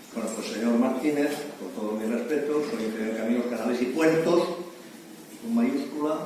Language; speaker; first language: Spanish; non-native, local second language; Catalan